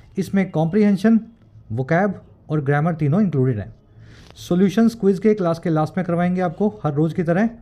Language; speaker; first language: Hindi; native; Hindi